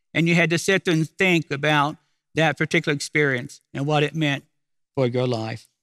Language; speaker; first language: English; native; English